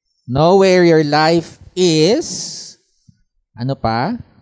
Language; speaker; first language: English; non-native, local second language; Filipino